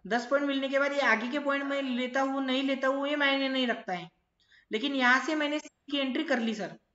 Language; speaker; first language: Hindi; non-native, local second language; Marathi